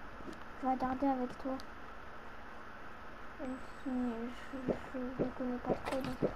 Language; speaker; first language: French; native; French